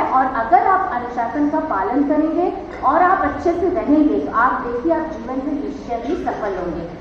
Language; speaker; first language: Hindi; native; Hindi